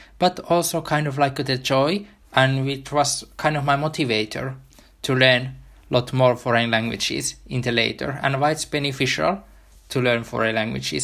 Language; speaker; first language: English; non-native, fluent; Finnish